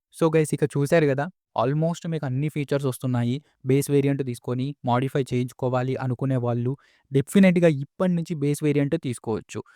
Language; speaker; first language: Telugu; native; Telugu